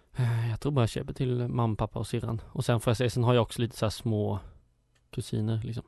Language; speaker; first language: Swedish; native; Swedish